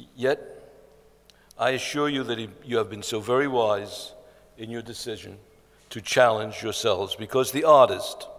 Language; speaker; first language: English; native; English